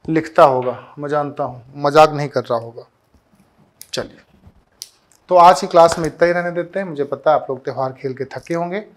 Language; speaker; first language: Hindi; native; Hindi